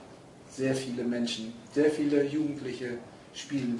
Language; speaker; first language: German; non-native, fluent; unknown